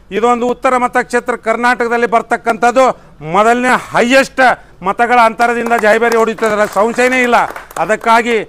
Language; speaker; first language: Kannada; native; Kannada